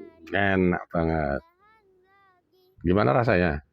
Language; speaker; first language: Indonesian; native; Indonesian